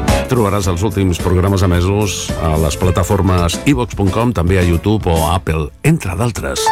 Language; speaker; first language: Catalan; native; Catalan